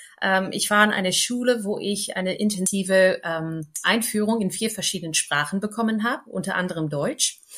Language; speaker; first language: German; non-native, fluent; English